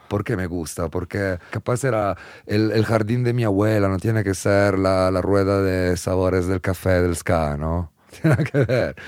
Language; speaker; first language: Spanish; non-native, fluent; Italian